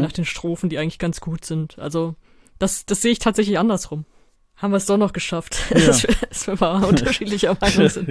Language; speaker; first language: German; native; German